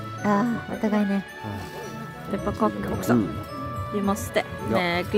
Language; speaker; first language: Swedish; non-native, learner; Japanese